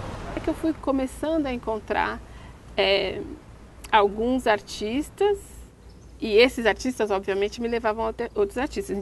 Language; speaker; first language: Portuguese; native; Portuguese